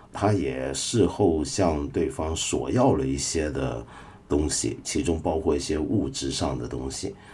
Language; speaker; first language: Chinese; non-native, local second language; Cantonese